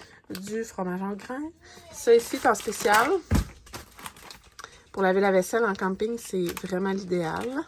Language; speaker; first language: French; native; French